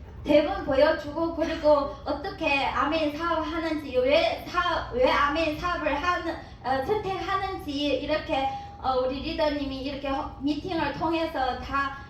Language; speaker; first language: Korean; non-native, learner; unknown